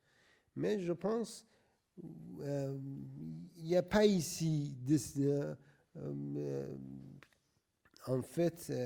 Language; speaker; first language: French; non-native, learner; Persian